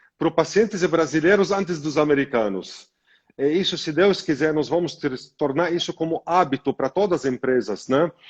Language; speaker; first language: Portuguese; non-native, fluent; Arabic